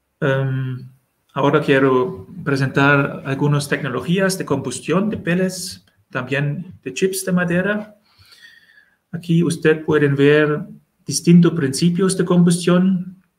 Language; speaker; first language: Spanish; non-native, learner; German